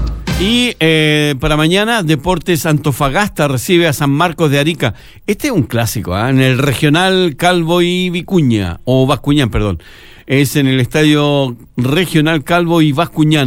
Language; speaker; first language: Spanish; native; Spanish